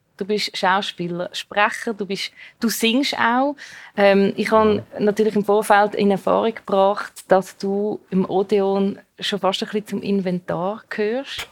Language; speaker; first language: German; native; German